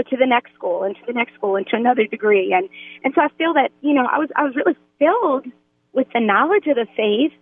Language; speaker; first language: English; native; English